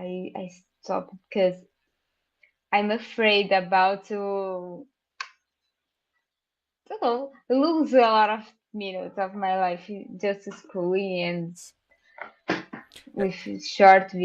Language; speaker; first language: English; non-native, learner; Portuguese